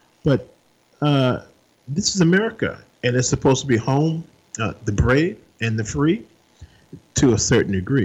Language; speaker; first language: English; native; English